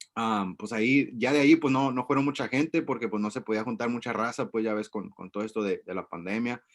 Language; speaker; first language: Spanish; early bilingual, other home language; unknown